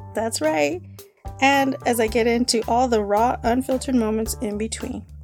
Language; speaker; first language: English; native; English